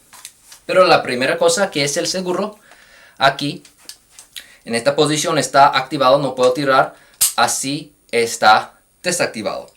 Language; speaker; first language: Spanish; non-native, fluent; English